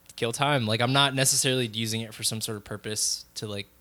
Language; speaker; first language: English; early bilingual, other home language; Filipino